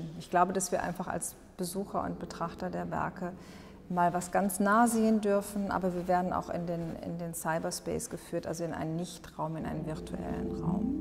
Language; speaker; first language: German; native; German